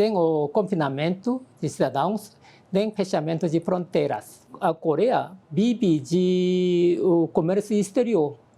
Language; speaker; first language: Portuguese; non-native, fluent; Korean